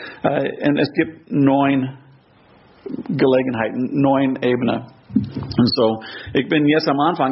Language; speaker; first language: German; non-native, fluent; English